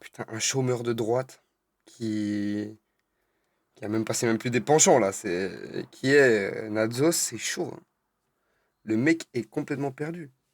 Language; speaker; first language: French; native; French